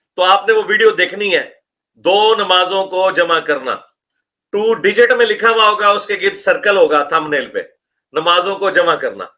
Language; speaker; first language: Urdu; non-native, local second language; Punjabi